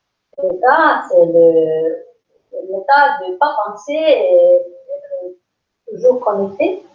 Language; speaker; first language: French; non-native, learner; English